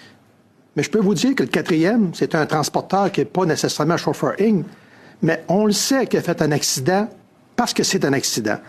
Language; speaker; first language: French; native; French